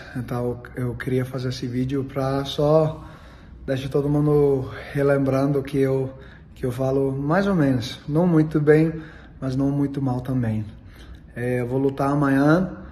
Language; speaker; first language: Portuguese; non-native, learner; English